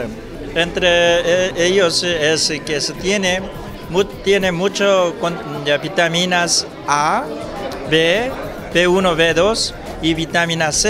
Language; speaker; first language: Spanish; non-native, learner; Korean